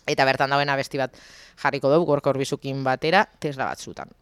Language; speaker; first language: Basque; native; Basque